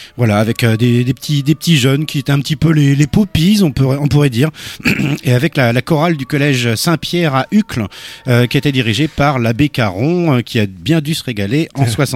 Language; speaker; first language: French; native; French